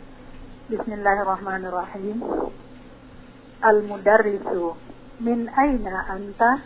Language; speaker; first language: Arabic; non-native, learner; Indonesian